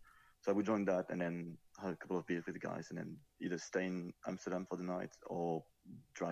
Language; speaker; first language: English; non-native, fluent; French